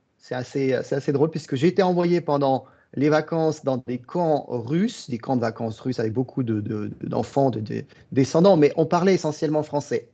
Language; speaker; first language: French; early bilingual, other home language; Russian